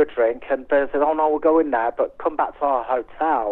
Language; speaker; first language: English; native; English